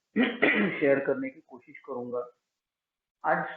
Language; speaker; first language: Hindi; non-native, local second language; Marathi